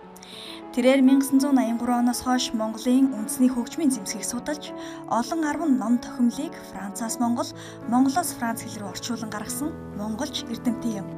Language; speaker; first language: Mongolian; native; Mongolian